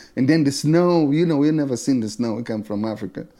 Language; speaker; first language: English; non-native, local second language; Zulu